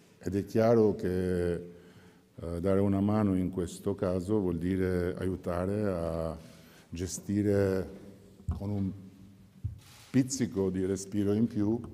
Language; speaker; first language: Italian; non-native, fluent; Albanian